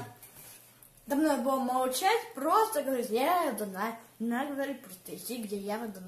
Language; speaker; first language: Russian; early bilingual, heritage; Russian